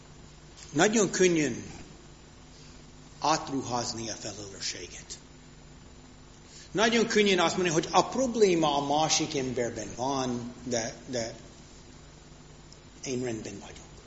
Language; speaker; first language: Hungarian; non-native, fluent; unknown